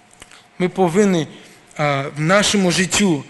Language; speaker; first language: Ukrainian; early bilingual, heritage; Ukrainian